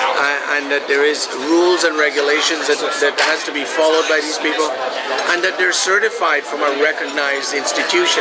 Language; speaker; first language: English; native; English